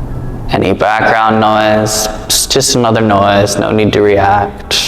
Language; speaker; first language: English; native; English